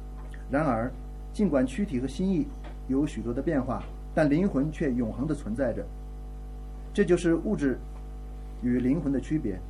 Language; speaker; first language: Chinese; native; Chinese